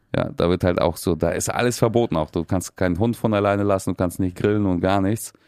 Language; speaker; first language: German; early bilingual, other home language; Russian